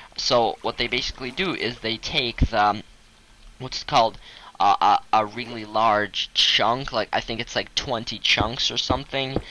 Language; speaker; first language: English; non-native, fluent; Russian